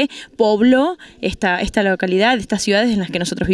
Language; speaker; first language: Spanish; native; Spanish